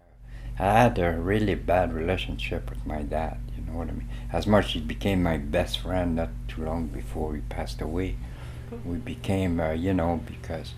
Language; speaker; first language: English; non-native, fluent; French